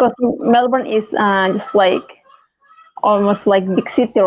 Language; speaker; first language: English; non-native, learner; Indonesian